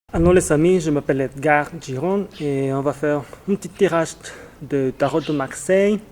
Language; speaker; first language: French; non-native, fluent; Spanish